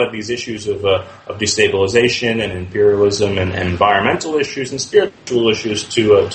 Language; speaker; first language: English; native; English